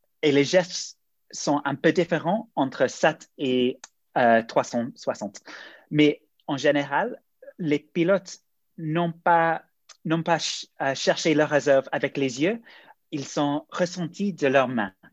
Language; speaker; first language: French; non-native, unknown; English